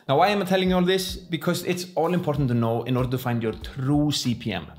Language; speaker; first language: English; non-native, fluent; Icelandic